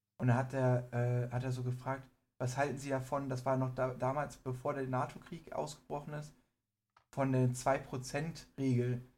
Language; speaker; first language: German; early bilingual, other home language; Persian